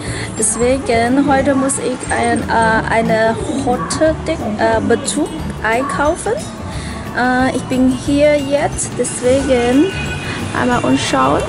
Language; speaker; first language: German; non-native, learner; Chinese